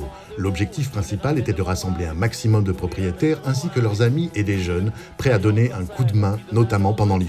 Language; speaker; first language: French; native; French